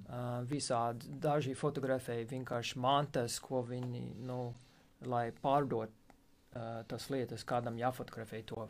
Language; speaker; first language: Latvian; non-native, fluent; English